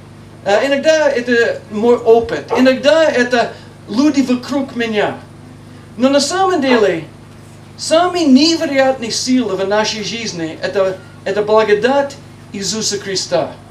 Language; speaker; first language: Russian; non-native, learner; English